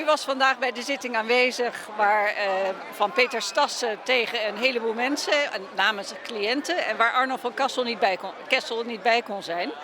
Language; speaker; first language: Dutch; native; Dutch